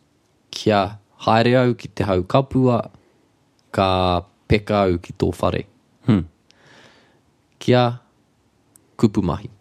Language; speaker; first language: Māori; non-native, local second language; English